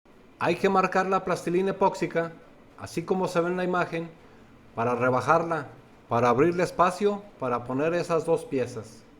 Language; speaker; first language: Spanish; native; Spanish